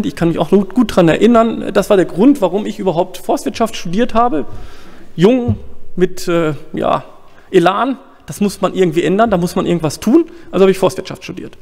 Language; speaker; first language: German; native; German